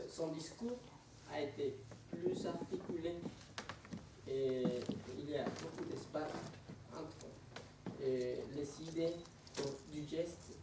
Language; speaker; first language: French; non-native, learner; Spanish